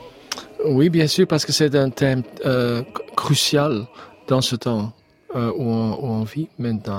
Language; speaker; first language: French; non-native, learner; Dutch